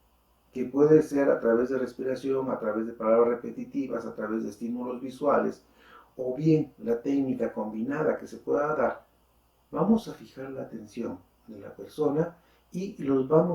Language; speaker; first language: Spanish; native; Spanish